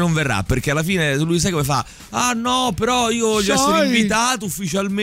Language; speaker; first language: Italian; native; Italian